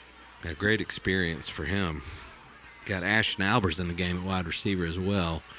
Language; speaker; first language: English; native; English